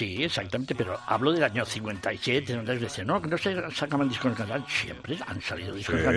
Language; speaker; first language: Spanish; native; Spanish